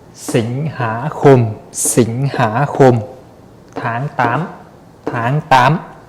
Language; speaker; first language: Thai; non-native, fluent; Vietnamese